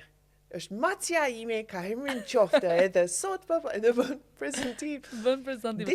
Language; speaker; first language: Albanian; non-native, learner; English